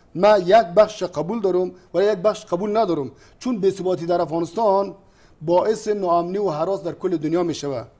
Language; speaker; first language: Persian; native; Persian